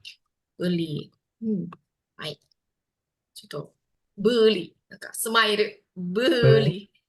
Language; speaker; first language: Japanese; non-native, fluent; Indonesian